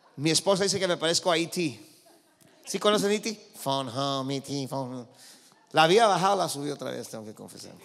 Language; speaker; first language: Spanish; early bilingual, heritage; Spanish